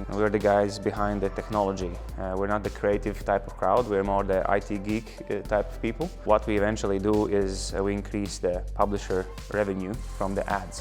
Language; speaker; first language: English; non-native, fluent; Latvian